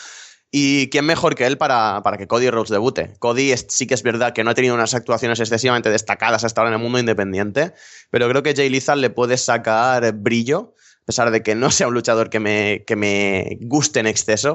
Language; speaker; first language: Spanish; native; Spanish